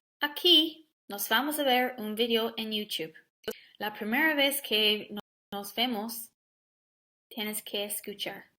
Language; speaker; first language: Spanish; non-native, learner; English